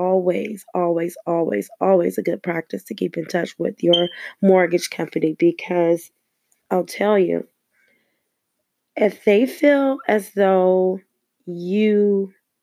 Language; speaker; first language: English; native; English